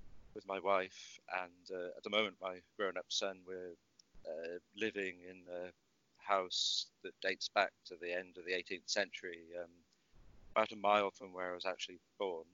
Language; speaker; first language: English; native; English